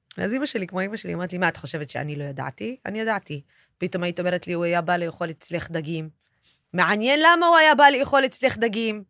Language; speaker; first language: Hebrew; non-native, local second language; Arabic